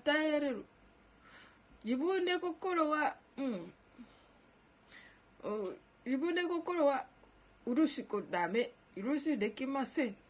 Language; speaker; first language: Japanese; non-native, learner; Ganda